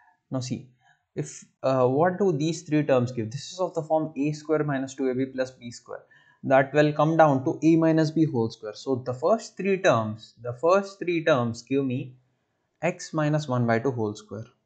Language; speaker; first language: English; non-native, local second language; Telugu